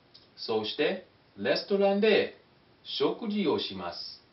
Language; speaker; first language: Japanese; non-native, learner; English